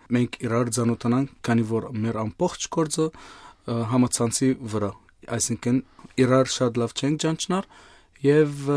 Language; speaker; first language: Armenian; native; Armenian